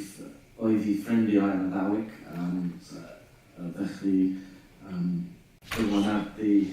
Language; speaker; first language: Welsh; non-native, learner; English